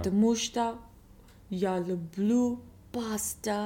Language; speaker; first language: Russian; non-native, learner; English